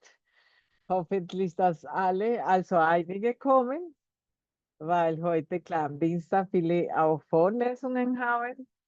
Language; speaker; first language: German; non-native, fluent; Spanish